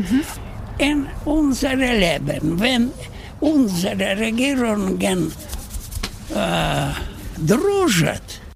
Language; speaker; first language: German; non-native, learner; Russian